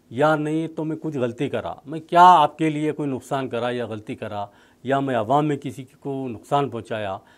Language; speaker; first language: Urdu; native; Urdu